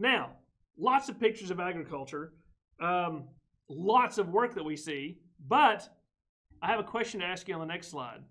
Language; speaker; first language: English; native; English